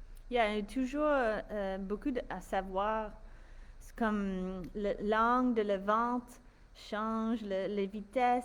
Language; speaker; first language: French; non-native, fluent; English